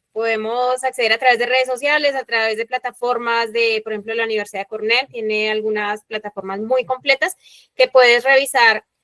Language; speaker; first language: Spanish; native; Spanish